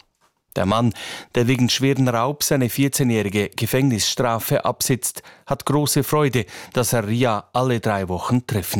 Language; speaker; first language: German; native; German